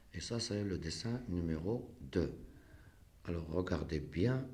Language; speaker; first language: French; non-native, local second language; Arabic